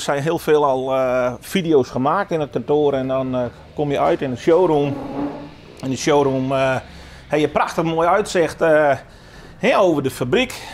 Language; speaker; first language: Dutch; non-native, local second language; Western Frisian